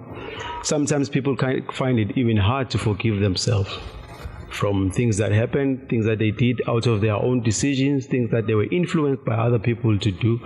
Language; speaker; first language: English; non-native, local second language; Zulu